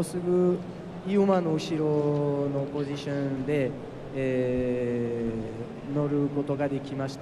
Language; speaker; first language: Japanese; non-native, fluent; French